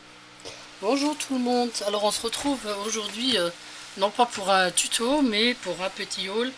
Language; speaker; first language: French; native; French